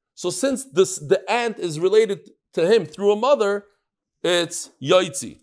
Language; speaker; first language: English; native; English